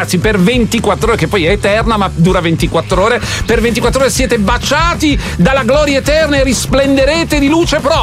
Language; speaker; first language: Italian; native; Italian